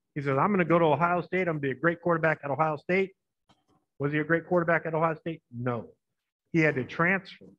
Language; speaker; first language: English; native; English